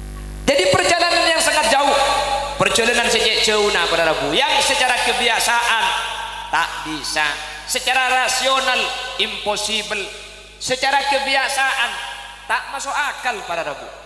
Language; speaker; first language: Indonesian; non-native, local second language; Madurese